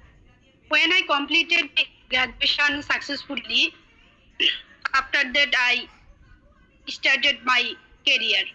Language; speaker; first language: English; non-native, learner; Bangla